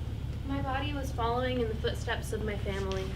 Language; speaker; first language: English; native; English